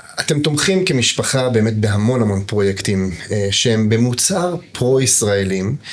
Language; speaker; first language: Hebrew; native; Hebrew